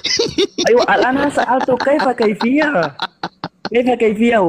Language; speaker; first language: Arabic; non-native, learner; Indonesian